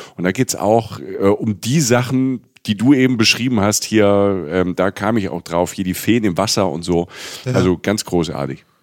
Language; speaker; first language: German; native; German